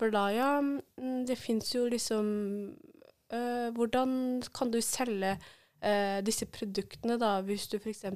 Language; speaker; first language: Norwegian; early bilingual, other home language; Somali